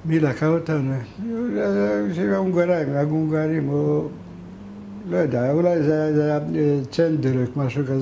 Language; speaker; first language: Hebrew; non-native, fluent; Hungarian